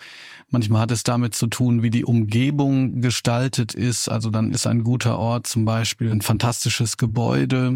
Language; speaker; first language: German; native; German